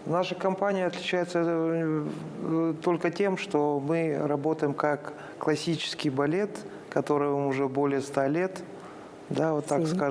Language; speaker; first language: Russian; native; Russian